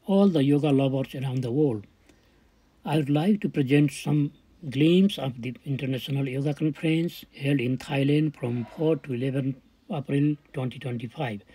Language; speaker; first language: English; non-native, local second language; Nepali